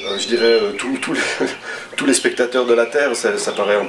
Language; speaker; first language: French; native; French